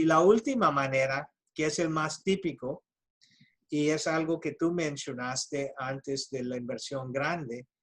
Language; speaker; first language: Spanish; early bilingual, heritage; Spanish